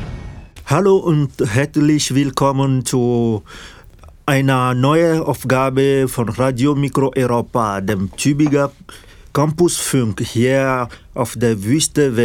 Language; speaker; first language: German; non-native, fluent; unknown